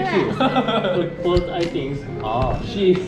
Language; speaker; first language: English; non-native, learner; Korean